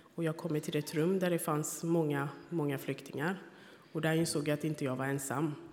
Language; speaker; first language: Swedish; non-native, fluent; Rundi